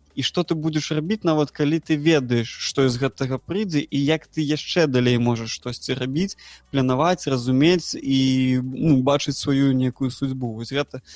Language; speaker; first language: Belarusian; non-native, local second language; Russian